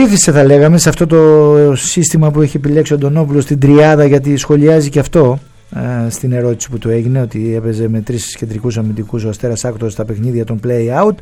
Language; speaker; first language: Greek; native; Greek